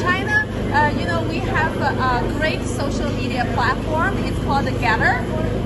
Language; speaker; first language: English; non-native, fluent; Chinese